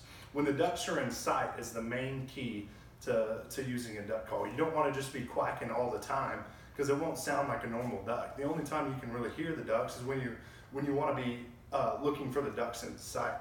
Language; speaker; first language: English; native; English